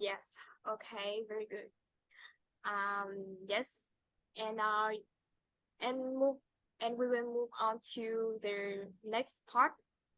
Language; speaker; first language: English; non-native, fluent; Vietnamese